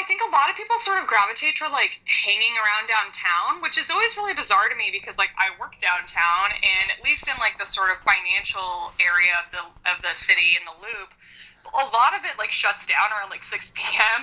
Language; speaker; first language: English; native; English